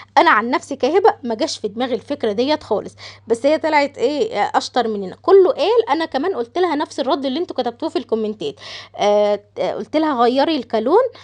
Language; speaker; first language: Egyptian Arabic; native; Egyptian Arabic